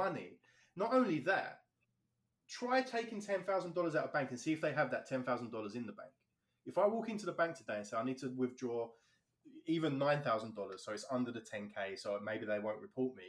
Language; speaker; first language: English; native; English